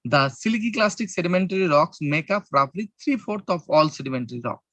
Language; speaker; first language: English; non-native, local second language; Bangla